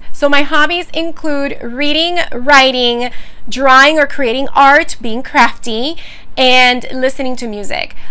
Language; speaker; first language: English; early bilingual, other home language; Spanish